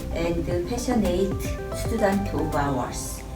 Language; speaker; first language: English; non-native, learner; Korean